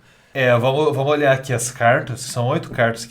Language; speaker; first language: Portuguese; native; Portuguese